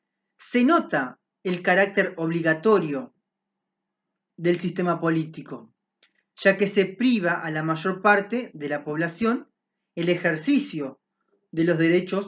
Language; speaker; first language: Spanish; native; Spanish